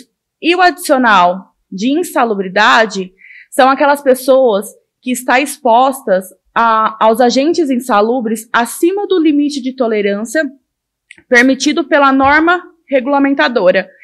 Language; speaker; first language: Portuguese; native; Portuguese